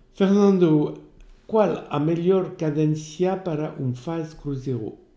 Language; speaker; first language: Spanish; non-native, learner; French